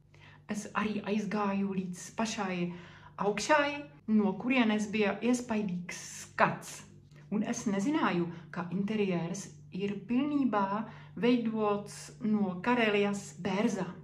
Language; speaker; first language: Latvian; non-native, fluent; Czech